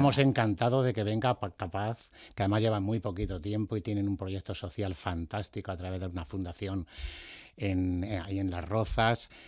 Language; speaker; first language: Spanish; native; Spanish